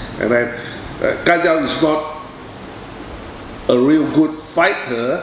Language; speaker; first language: English; non-native, fluent; Thai